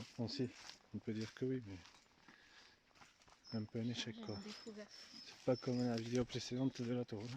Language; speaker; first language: French; native; French